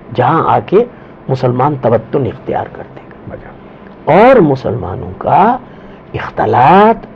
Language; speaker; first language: Urdu; non-native, local second language; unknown